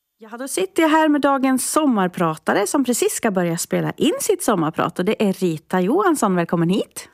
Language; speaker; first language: Swedish; native; Swedish